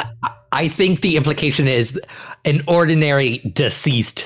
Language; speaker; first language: English; native; English